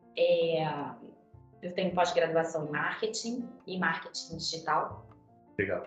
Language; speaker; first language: Portuguese; native; Portuguese